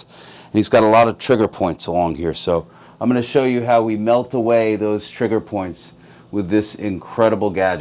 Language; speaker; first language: English; native; English